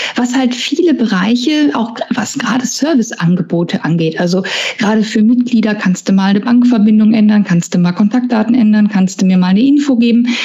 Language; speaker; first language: German; native; German